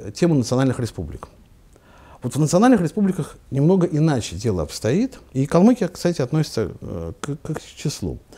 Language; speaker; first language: Russian; native; Russian